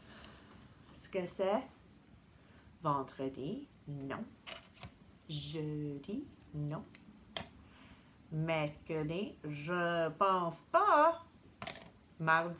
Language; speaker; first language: French; non-native, learner; English